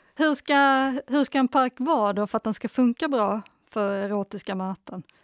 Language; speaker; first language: Swedish; native; Swedish